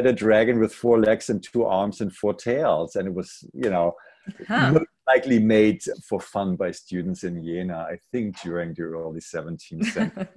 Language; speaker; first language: English; non-native, fluent; German